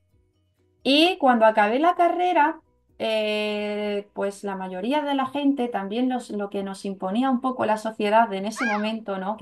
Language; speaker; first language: Spanish; native; Spanish